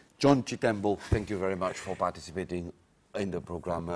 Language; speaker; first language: English; non-native, local second language; Seselwa Creole French